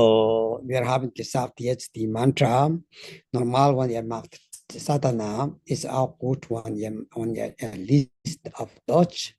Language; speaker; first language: German; non-native, learner; Tibetan